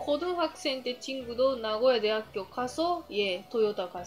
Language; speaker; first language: Korean; non-native, fluent; Japanese